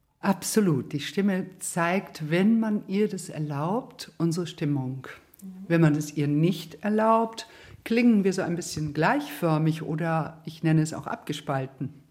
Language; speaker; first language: German; native; German